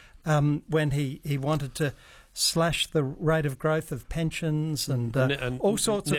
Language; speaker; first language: English; native; English